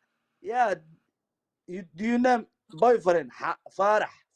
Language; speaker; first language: English; non-native, learner; Somali